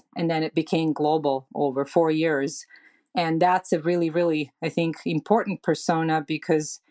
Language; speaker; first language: English; non-native, fluent; Serbian